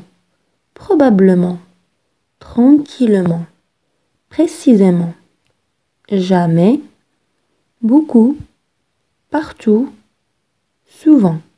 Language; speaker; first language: French; non-native, local second language; Arabic